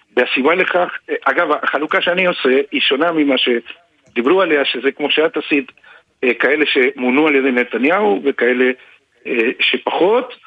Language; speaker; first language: Hebrew; non-native, fluent; Spanish